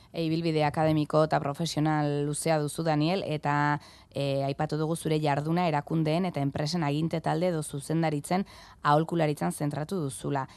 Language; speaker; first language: Basque; native; Basque